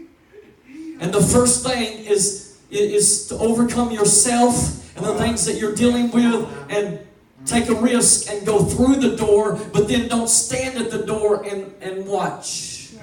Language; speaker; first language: English; native; English